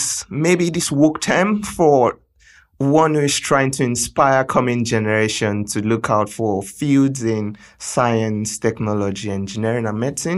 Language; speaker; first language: English; non-native, local second language; Yoruba